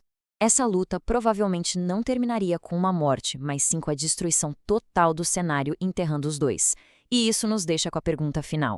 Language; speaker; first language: Portuguese; native; Portuguese